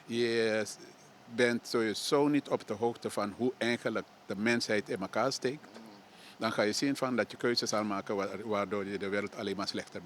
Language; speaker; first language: Dutch; native; Dutch